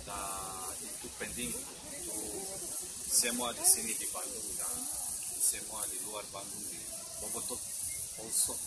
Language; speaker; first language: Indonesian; non-native, learner; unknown